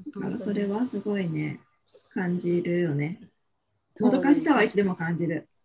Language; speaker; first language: Japanese; native; Japanese